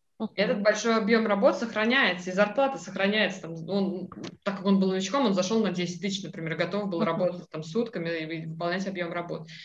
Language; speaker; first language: Russian; native; Russian